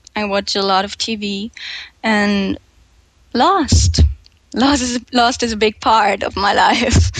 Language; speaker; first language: English; non-native, fluent; German